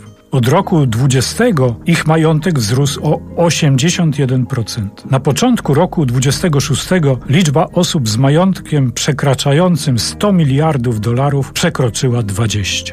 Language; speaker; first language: Polish; native; Polish